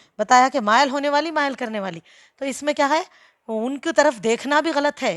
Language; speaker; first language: Urdu; native; Urdu